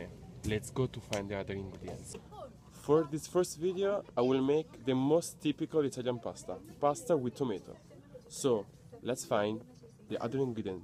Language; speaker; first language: English; non-native, learner; Italian